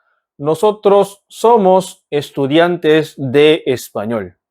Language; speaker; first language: Spanish; non-native, fluent; Korean